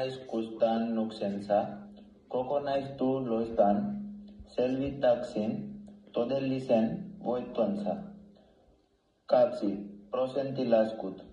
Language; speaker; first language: Finnish; non-native, learner; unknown